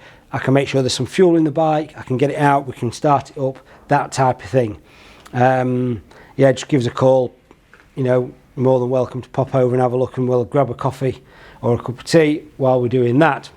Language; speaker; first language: English; native; English